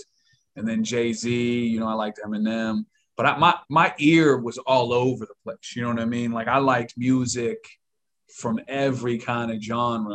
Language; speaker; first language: English; native; English